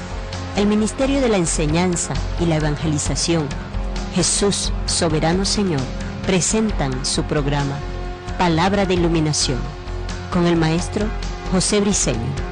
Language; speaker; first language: Spanish; native; Spanish